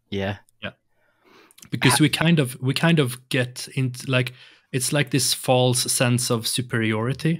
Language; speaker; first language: English; non-native, fluent; Swedish